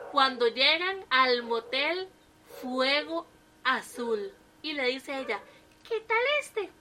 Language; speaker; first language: Spanish; native; Spanish